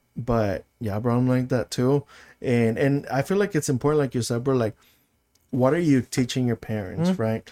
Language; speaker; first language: English; early bilingual, other home language; Spanish